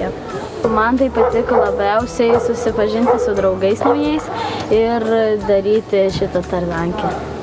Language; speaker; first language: Lithuanian; non-native, local second language; Polish